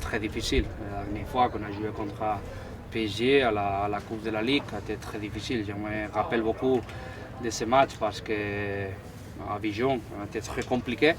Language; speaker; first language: French; non-native, fluent; Spanish